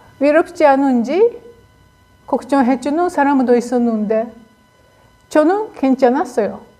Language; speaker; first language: Korean; non-native, learner; Japanese